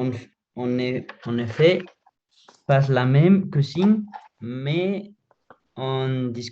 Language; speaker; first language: French; non-native, learner; Spanish